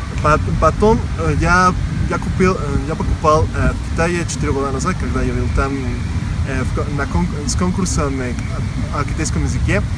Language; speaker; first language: Russian; non-native, learner; Spanish